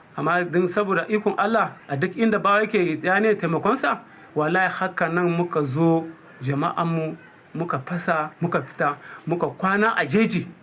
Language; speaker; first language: Hausa; non-native, local second language; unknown